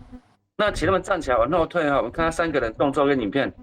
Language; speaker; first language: Chinese; native; Chinese